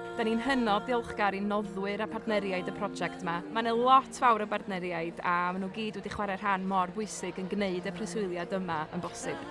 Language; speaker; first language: Welsh; native; Welsh